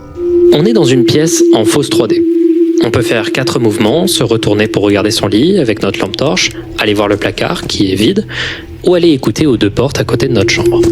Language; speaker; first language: French; native; French